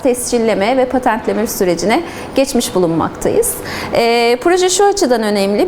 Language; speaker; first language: Turkish; native; Turkish